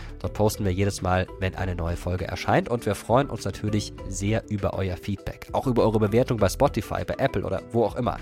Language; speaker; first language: German; native; German